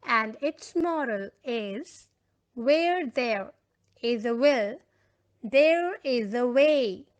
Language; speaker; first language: English; non-native, local second language; Punjabi